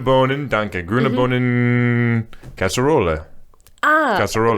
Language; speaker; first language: German; non-native, learner; English